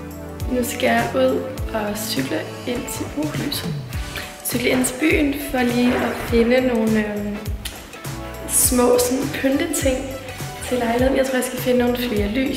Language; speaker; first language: Danish; native; Danish